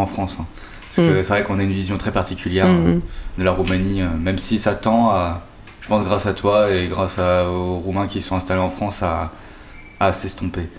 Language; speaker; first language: French; native; French